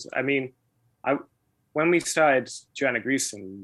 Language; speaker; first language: English; native; English